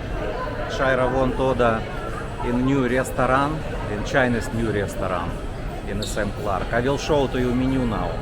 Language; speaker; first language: English; non-native, learner; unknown